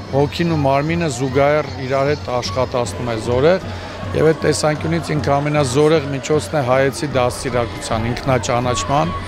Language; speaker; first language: Armenian; native; Armenian